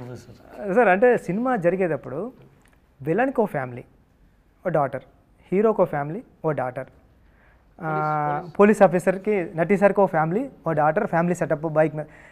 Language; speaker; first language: Telugu; native; Telugu